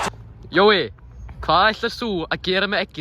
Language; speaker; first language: Icelandic; non-native, local second language; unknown